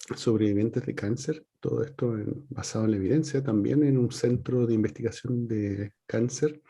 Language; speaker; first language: Spanish; native; Spanish